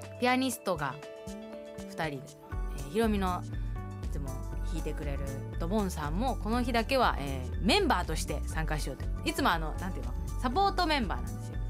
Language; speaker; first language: Japanese; early bilingual, heritage; Japanese